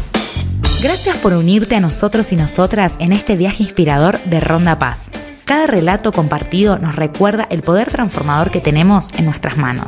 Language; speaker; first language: Spanish; native; Spanish